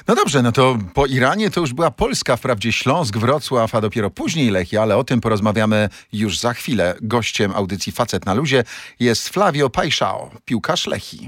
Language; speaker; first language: Polish; native; Polish